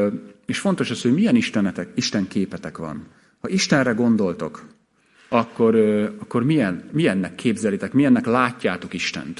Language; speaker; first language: Hungarian; native; Hungarian